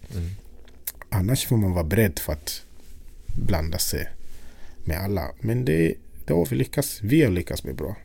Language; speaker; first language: Swedish; non-native, fluent; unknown